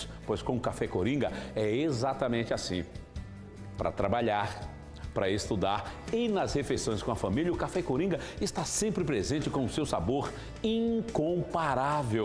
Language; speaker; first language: Portuguese; native; Portuguese